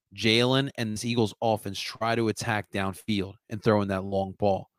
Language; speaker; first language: English; native; English